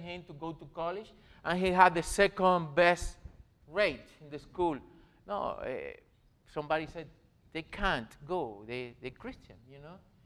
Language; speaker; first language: English; non-native, learner; Spanish